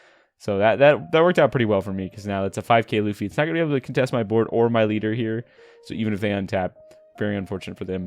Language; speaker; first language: English; native; English